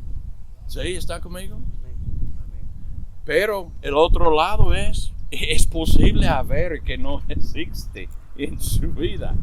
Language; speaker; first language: Spanish; non-native, fluent; English